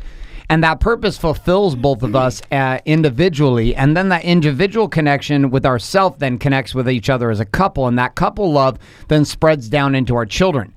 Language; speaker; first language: English; native; English